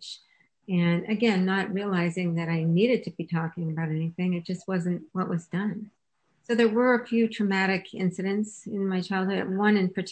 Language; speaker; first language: English; native; English